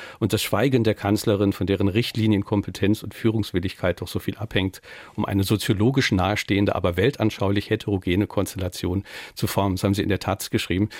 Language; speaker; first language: German; native; German